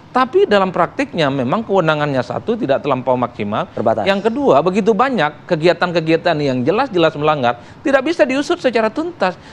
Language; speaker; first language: Indonesian; non-native, local second language; Madurese